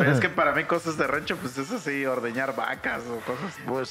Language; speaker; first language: Spanish; native; Spanish